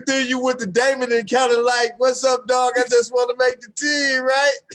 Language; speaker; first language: English; native; English